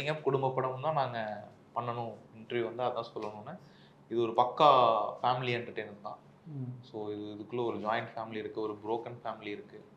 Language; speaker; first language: Tamil; native; Tamil